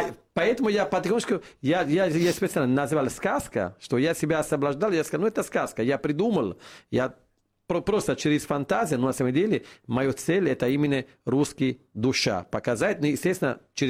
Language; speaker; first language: Russian; non-native, fluent; Italian